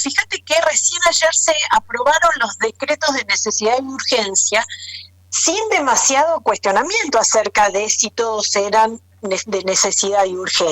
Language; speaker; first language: Spanish; native; Spanish